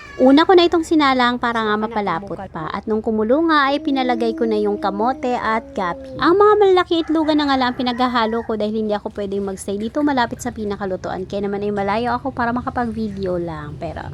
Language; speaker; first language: Filipino; non-native, local second language; Cebuano